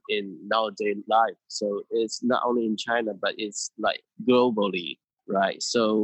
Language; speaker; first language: English; non-native, fluent; Min Nan Chinese